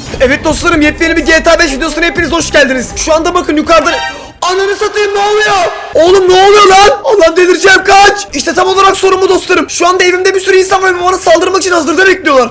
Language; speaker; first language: Turkish; native; Turkish